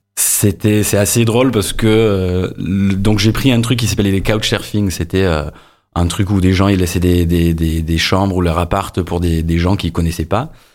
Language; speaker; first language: French; non-native, fluent; English